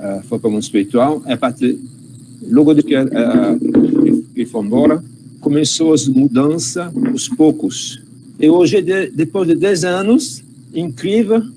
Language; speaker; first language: Portuguese; non-native, fluent; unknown